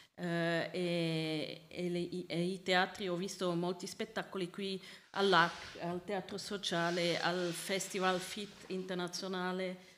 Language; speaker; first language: Italian; non-native, learner; Swiss German